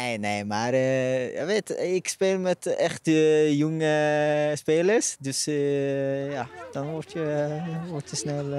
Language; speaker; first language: Dutch; non-native, fluent; Norwegian